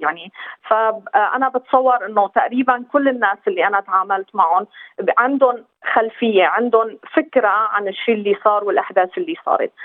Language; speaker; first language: Arabic; non-native, local second language; Kurdish